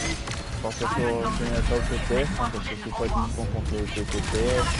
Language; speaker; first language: French; native; French